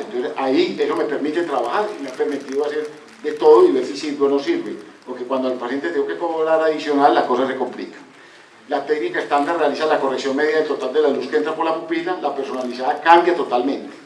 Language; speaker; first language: Spanish; native; Spanish